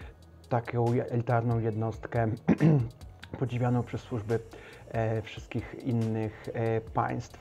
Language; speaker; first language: Polish; native; Polish